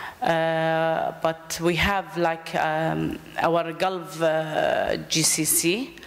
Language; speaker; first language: English; non-native, learner; Arabic